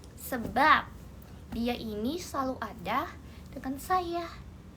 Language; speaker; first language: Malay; non-native, learner; Indonesian